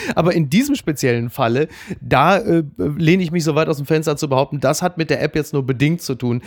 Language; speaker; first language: German; native; German